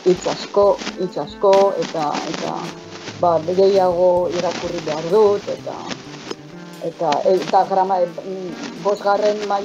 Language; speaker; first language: Basque; non-native, fluent; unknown